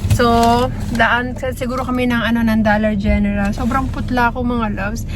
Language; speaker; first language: Filipino; native; Filipino